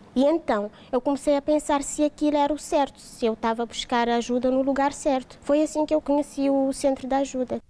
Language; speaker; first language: Portuguese; non-native, local second language; Kabuverdianu